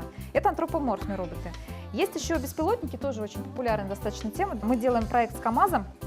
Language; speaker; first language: Russian; native; Russian